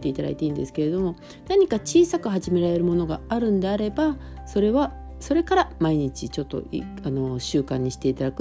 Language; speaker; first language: Japanese; native; Japanese